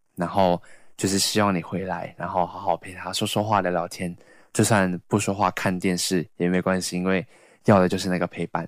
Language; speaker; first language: Chinese; native; Chinese